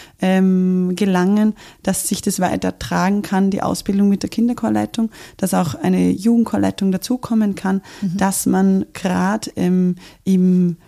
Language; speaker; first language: German; native; German